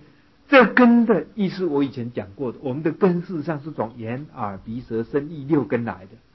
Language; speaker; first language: Chinese; native; Chinese